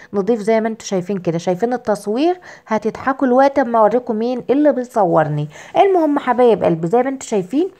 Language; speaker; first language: Arabic; native; Arabic